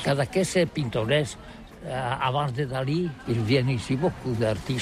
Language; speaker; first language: French; non-native, learner; Catalan